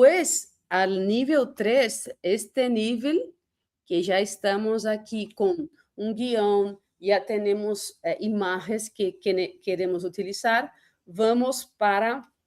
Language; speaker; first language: Spanish; non-native, fluent; Portuguese